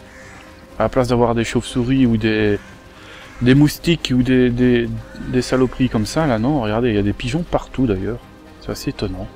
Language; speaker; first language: French; native; French